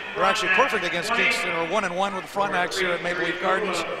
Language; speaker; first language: English; native; English